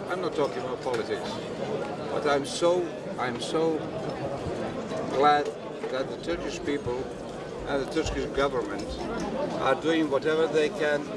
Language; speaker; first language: English; non-native, fluent; Bosnian